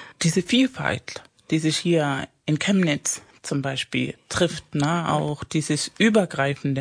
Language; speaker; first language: German; non-native, fluent; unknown